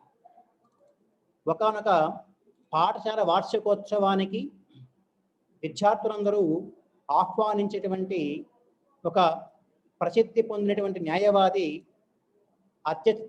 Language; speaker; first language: Telugu; native; Telugu